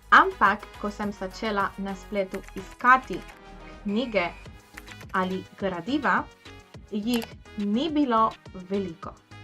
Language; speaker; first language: Slovenian; non-native, fluent; Spanish